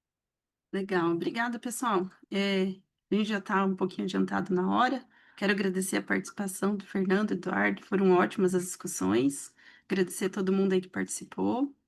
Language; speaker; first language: Portuguese; native; Portuguese